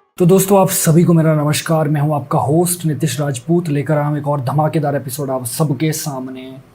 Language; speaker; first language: Hindi; native; Hindi